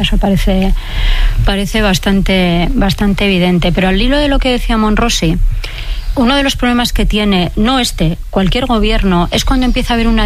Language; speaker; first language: Spanish; native; Spanish